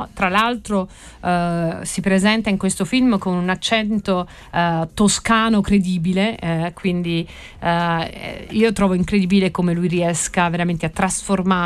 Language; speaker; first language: Italian; native; Italian